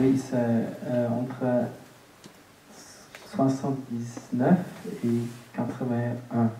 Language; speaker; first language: French; non-native, local second language; German